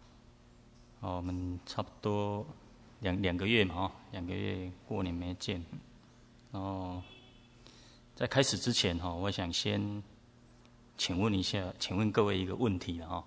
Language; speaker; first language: Chinese; native; Chinese